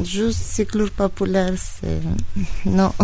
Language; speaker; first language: French; non-native, learner; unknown